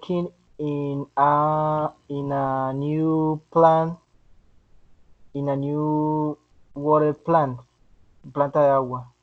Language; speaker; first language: English; non-native, learner; Spanish